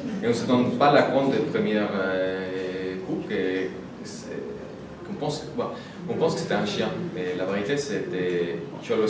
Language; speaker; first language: French; non-native, fluent; Spanish